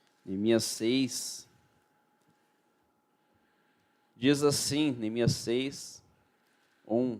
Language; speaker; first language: Portuguese; native; Portuguese